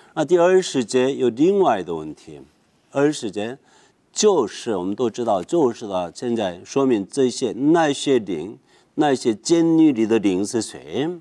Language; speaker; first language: Chinese; non-native, fluent; Korean